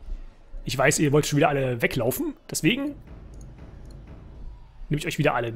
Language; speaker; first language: German; native; German